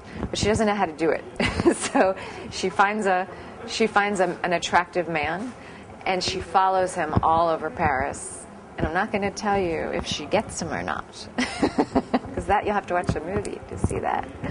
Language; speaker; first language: English; native; English